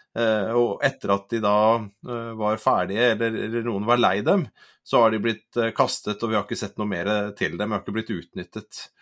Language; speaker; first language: Norwegian; native; Norwegian